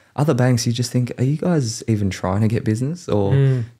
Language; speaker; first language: English; native; English